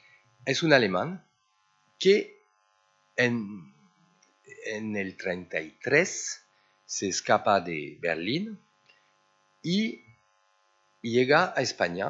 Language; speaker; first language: Spanish; early bilingual, heritage; French